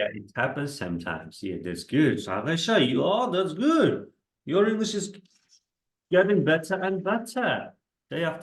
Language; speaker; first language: English; non-native, fluent; Kazakh